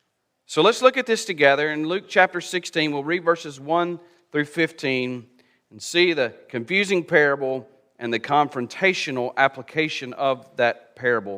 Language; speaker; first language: English; native; English